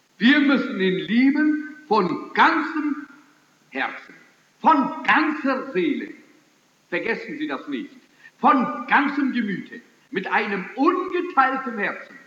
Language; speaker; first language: German; early bilingual, heritage; German